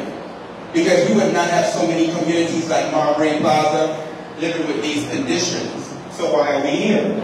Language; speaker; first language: English; native; English